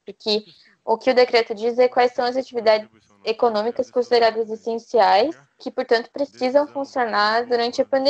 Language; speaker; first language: Portuguese; native; Portuguese